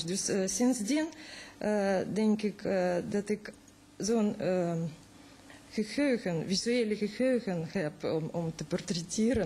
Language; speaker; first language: Dutch; non-native, fluent; Russian